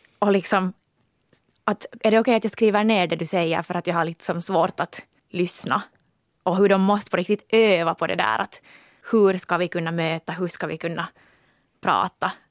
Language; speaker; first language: Swedish; native; Swedish